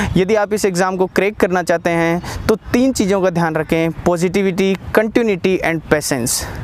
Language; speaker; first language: Hindi; native; Hindi